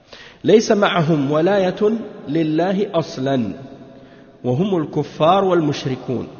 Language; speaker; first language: Arabic; non-native, fluent; French